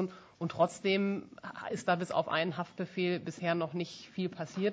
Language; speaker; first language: German; native; German